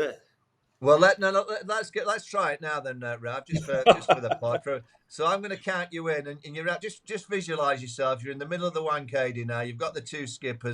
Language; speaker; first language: English; native; English